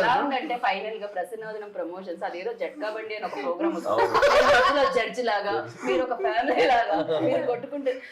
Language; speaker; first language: Telugu; native; Telugu